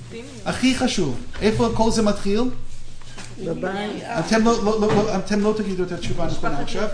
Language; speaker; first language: Hebrew; non-native, fluent; English